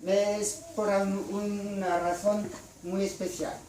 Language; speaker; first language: Spanish; non-native, learner; French